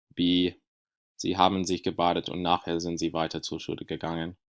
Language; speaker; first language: German; non-native, learner; English